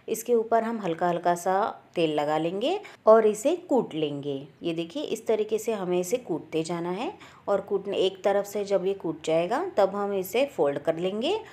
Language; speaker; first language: Hindi; native; Hindi